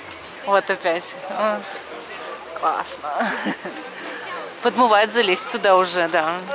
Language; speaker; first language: Russian; native; Russian